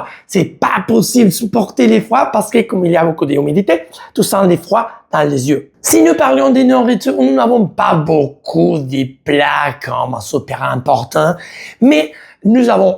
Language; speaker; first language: French; non-native, learner; Spanish